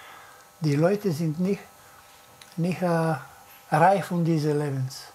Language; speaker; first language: German; non-native, learner; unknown